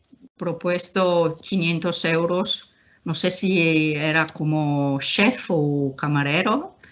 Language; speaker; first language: Spanish; non-native, fluent; Italian